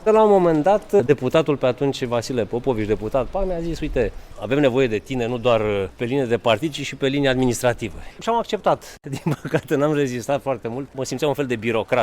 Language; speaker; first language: Romanian; native; Romanian